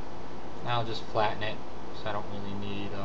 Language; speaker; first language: English; native; English